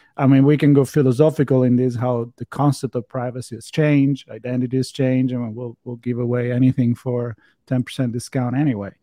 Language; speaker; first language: English; non-native, fluent; Italian